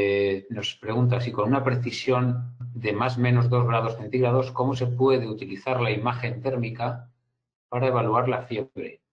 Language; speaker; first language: Spanish; native; Spanish